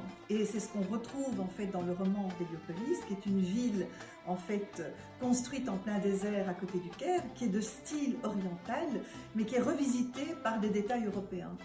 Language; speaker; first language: French; native; French